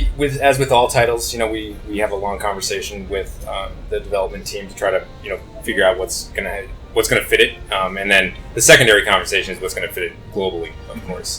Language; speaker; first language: English; native; English